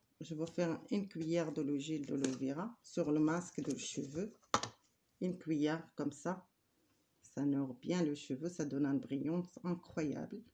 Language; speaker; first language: French; non-native, learner; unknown